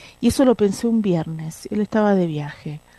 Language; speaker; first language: Spanish; native; Spanish